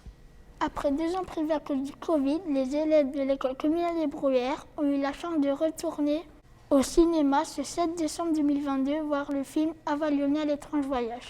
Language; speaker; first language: French; native; French